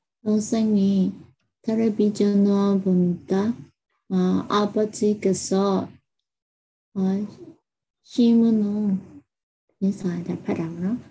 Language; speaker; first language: Korean; non-native, learner; Burmese